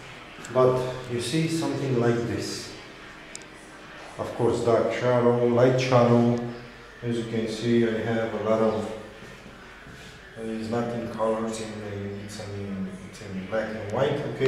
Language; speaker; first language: English; non-native, fluent; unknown